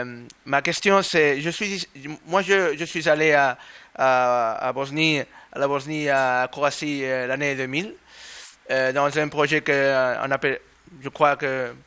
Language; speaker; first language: French; non-native, learner; Spanish